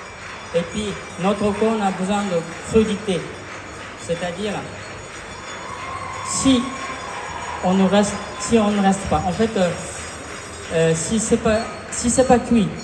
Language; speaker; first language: French; non-native, fluent; Japanese